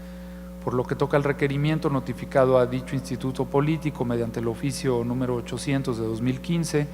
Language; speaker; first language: Spanish; native; Spanish